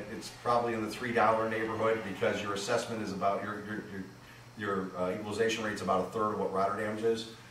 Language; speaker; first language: English; native; English